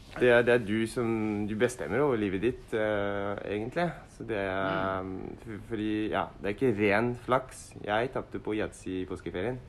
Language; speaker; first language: Norwegian; non-native, learner; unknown